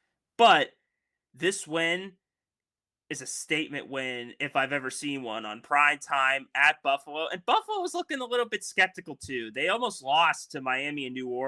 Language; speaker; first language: English; native; English